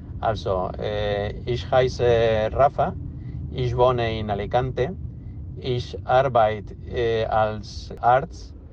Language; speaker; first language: German; non-native, learner; Spanish